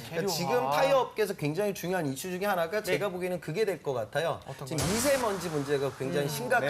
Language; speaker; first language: Korean; native; Korean